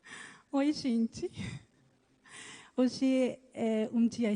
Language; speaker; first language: Portuguese; non-native, learner; Haitian Creole